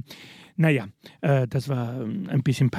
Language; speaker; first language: German; non-native, fluent; Spanish